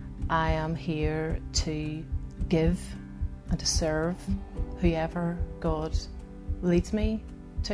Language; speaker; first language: English; native; English